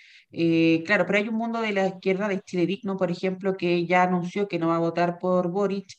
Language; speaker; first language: Spanish; native; Spanish